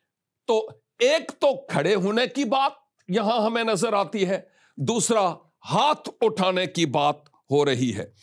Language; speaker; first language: Urdu; native; Urdu